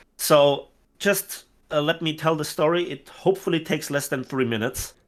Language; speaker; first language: English; non-native, fluent; German